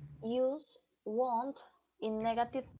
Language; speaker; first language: English; non-native, learner; Spanish